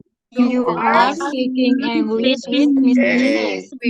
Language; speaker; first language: English; non-native, learner; Indonesian